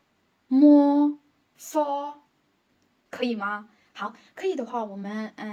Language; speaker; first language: Chinese; non-native, fluent; Burmese